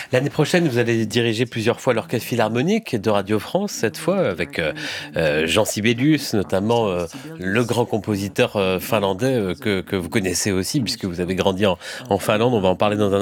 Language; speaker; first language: French; native; French